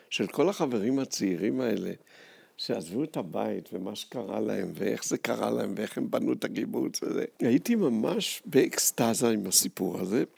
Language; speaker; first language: Hebrew; native; Hebrew